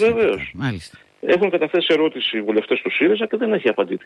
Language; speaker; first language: Greek; native; Greek